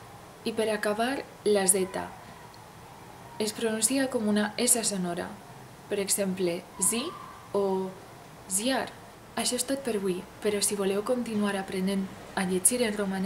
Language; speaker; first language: Catalan; non-native, fluent; Romanian